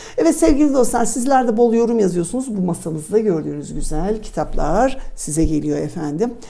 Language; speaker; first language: Turkish; native; Turkish